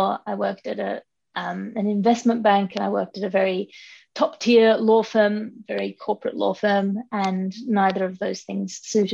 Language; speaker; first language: English; native; English